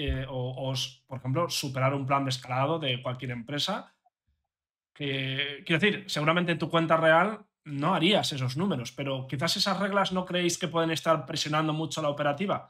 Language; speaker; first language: Spanish; native; Spanish